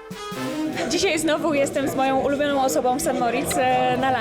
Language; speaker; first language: Polish; native; Polish